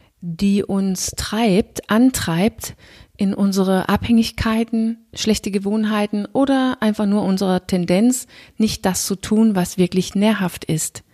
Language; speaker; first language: German; non-native, fluent; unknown